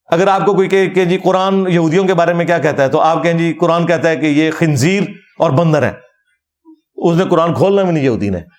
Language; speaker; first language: Urdu; non-native, local second language; Punjabi